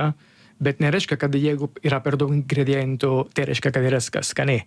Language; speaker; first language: Lithuanian; non-native, learner; Italian